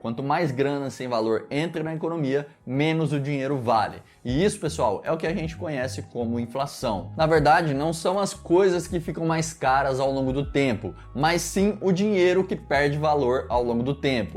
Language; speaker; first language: Portuguese; native; Portuguese